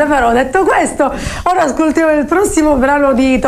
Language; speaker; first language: Italian; native; Italian